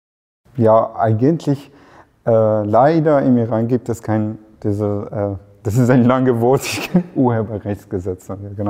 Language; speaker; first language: German; non-native, fluent; Persian